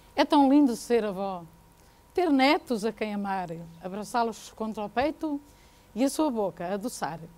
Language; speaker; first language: Portuguese; native; Portuguese